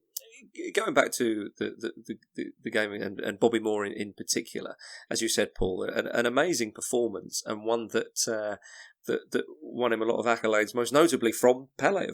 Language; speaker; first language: English; native; English